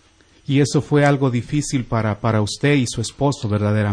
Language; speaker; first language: Spanish; native; Spanish